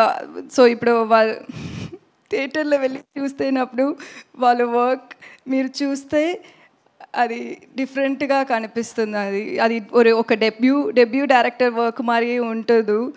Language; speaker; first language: Telugu; non-native, learner; Tamil